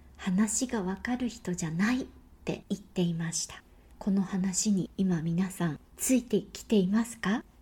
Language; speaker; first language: Japanese; native; Japanese